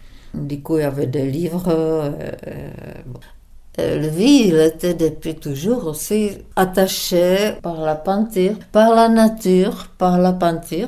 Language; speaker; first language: French; non-native, fluent; Czech